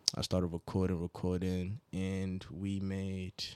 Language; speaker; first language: English; non-native, local second language; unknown